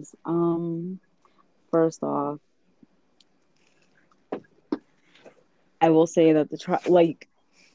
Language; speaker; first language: English; native; English